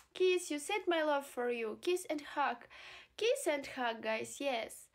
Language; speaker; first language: English; non-native, learner; Russian